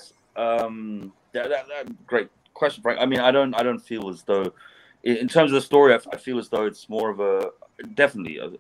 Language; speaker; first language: English; native; English